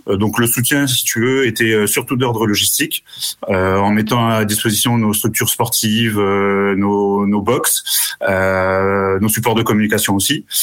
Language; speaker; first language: French; native; French